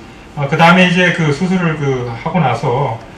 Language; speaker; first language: Korean; native; Korean